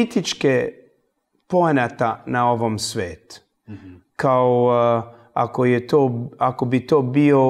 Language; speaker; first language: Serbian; early bilingual, heritage; English